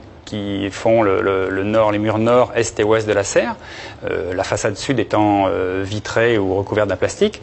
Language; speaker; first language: French; native; French